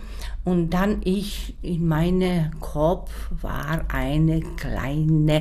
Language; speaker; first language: German; non-native, learner; Czech